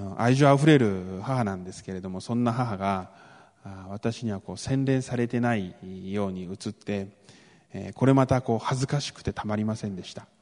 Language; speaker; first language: Japanese; early bilingual, other home language; Korean